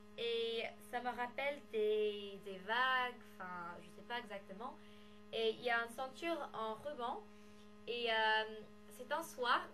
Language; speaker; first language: French; non-native, learner; English